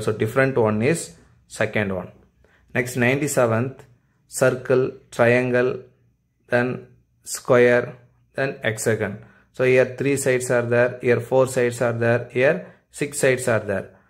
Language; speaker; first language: English; non-native, local second language; Tamil